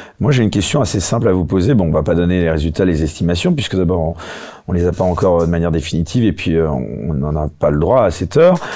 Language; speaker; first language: French; native; French